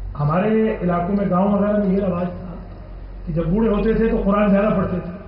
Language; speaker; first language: Urdu; non-native, local second language; Punjabi